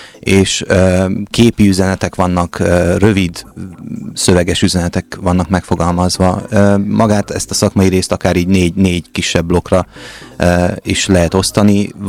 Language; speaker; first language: Hungarian; native; Hungarian